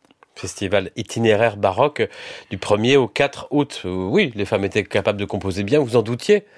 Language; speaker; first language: French; native; French